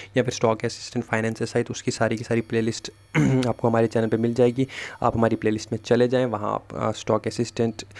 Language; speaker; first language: Hindi; non-native, local second language; Kashmiri